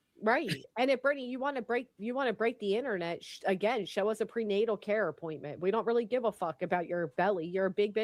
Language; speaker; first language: English; native; English